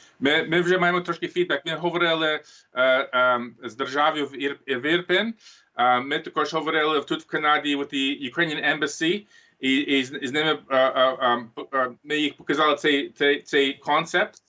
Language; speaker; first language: Ukrainian; early bilingual, heritage; Ukrainian